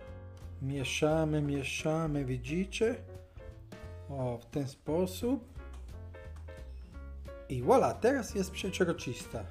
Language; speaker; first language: Polish; non-native, learner; Italian